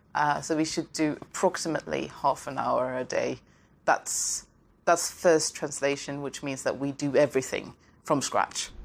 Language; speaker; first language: English; non-native, fluent; Norwegian